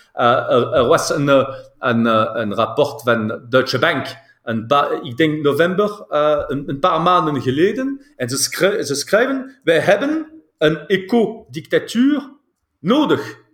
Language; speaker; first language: Dutch; non-native, local second language; French